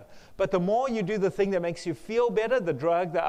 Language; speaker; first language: English; native; English